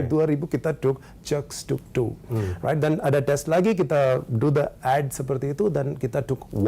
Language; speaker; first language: Indonesian; non-native, learner; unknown